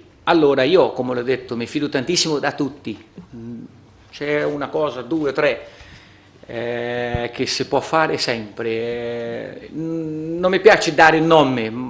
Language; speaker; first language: Italian; non-native, fluent; Portuguese